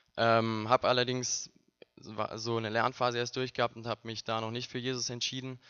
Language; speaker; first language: German; native; German